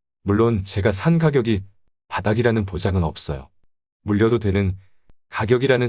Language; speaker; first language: Korean; native; Korean